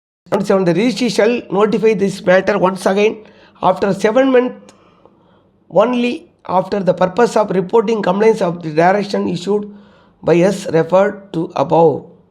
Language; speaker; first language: English; non-native, local second language; Tamil